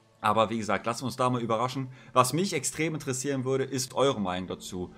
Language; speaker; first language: German; native; German